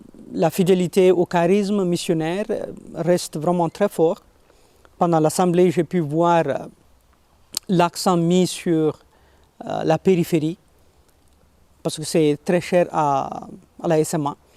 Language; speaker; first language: French; non-native, fluent; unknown